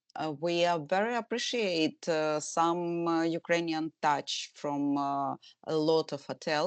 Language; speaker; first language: English; non-native, learner; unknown